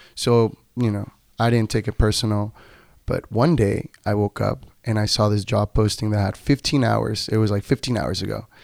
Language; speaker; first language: English; non-native, fluent; Spanish